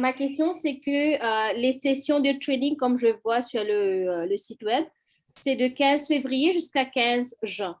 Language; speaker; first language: French; non-native, fluent; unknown